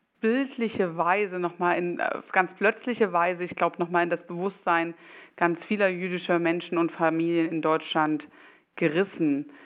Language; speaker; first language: German; native; German